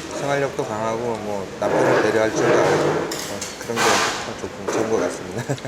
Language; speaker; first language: Korean; native; Korean